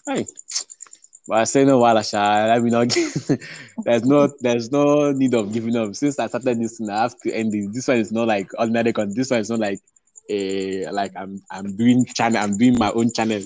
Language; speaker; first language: English; non-native, local second language; Igbo